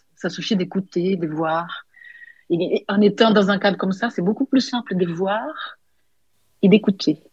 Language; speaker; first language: French; non-native, fluent; Portuguese